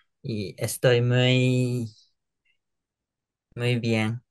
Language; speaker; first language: Spanish; non-native, learner; Japanese